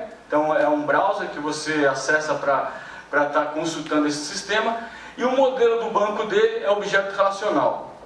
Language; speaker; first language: Portuguese; native; Portuguese